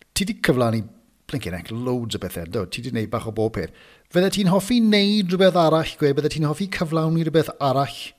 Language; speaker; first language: Welsh; native; Welsh